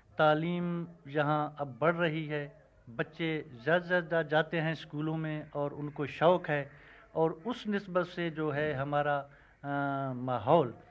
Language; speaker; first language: Urdu; non-native, local second language; Punjabi